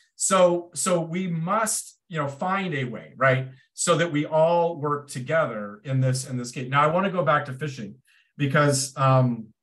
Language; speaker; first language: English; native; English